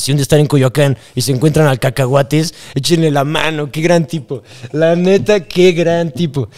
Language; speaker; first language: Spanish; native; Spanish